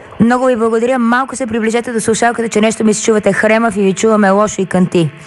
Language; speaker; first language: Bulgarian; native; Bulgarian